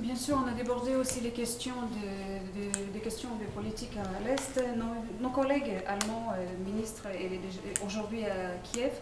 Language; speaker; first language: French; non-native, fluent; Lithuanian